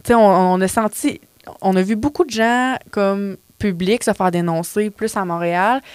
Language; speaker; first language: French; native; French